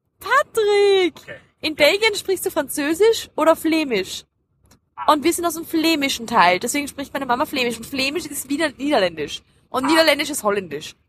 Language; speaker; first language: German; early bilingual, other home language; Dutch